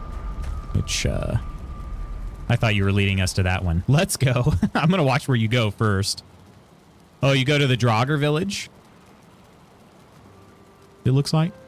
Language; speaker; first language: English; native; English